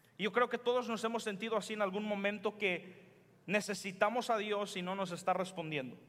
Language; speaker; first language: Spanish; early bilingual, heritage; Spanish